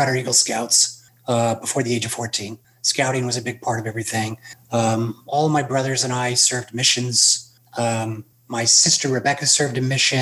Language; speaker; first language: English; native; English